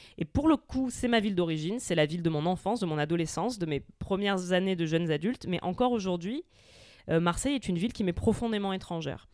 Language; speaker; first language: French; native; French